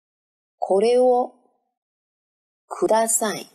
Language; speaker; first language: Japanese; non-native, learner; Chinese